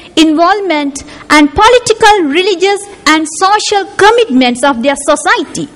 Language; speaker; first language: English; non-native, local second language; Tamil